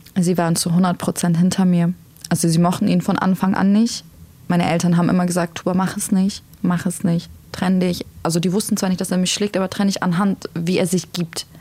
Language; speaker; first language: German; early bilingual, other home language; Turkish